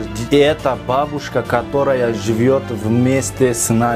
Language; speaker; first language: Russian; non-native, local second language; Kyrgyz